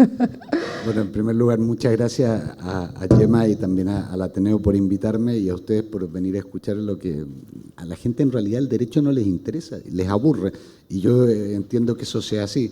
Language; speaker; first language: Spanish; native; Spanish